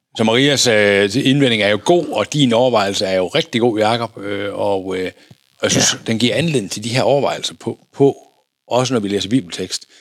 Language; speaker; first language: Danish; native; Danish